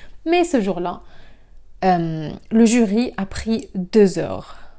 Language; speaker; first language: French; non-native, local second language; Arabic